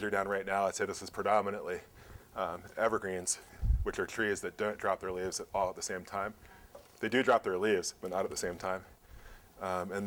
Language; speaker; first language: English; native; English